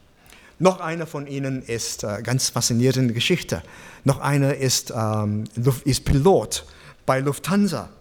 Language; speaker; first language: German; non-native, fluent; English